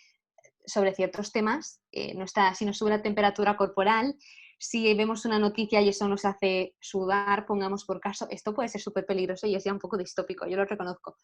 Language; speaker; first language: Spanish; native; Spanish